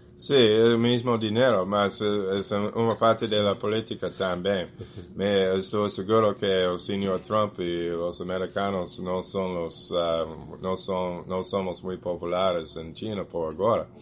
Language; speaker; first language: Portuguese; non-native, fluent; English